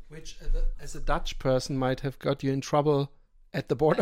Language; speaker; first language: English; non-native, fluent; German